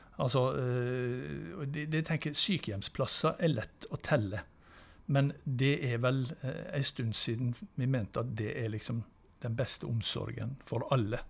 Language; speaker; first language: Norwegian; native; Norwegian